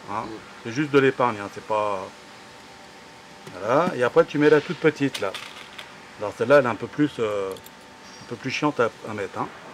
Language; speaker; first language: French; native; French